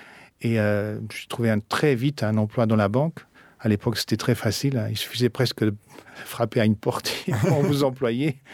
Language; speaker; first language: French; early bilingual, other home language; Portuguese